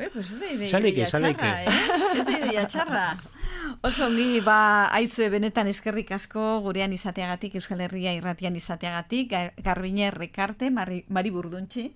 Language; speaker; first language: Basque; native; Basque